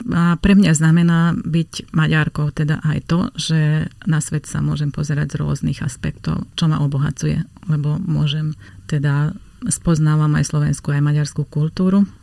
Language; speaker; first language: Slovak; non-native, local second language; Hungarian